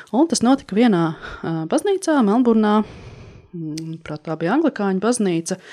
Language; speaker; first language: Latvian; native; Latvian